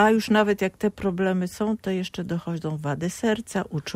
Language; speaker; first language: Polish; native; Polish